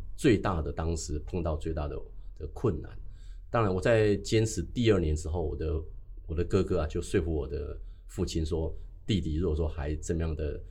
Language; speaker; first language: Chinese; native; Chinese